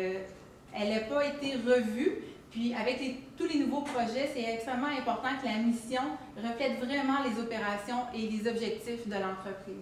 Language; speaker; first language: French; native; French